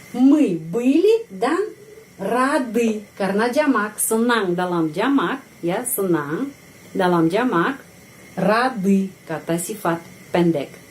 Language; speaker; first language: Indonesian; non-native, fluent; Russian